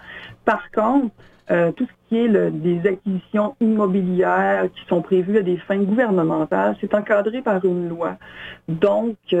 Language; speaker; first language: French; native; French